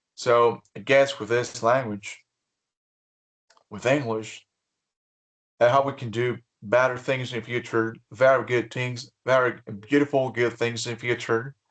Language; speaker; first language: English; non-native, fluent; Spanish